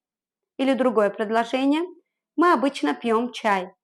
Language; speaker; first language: Russian; non-native, fluent; Azerbaijani